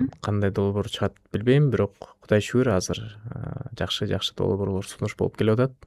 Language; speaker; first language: Kyrgyz; non-native, local second language; Russian